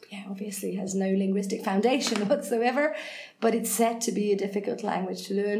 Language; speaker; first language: English; non-native, fluent; Hungarian